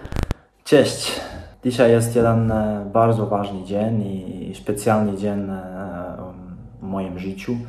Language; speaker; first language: Polish; non-native, learner; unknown